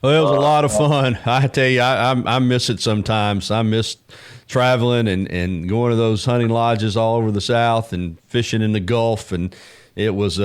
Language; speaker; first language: English; native; English